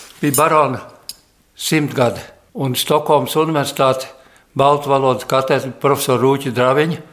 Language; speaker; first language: Latvian; early bilingual, heritage; Latvian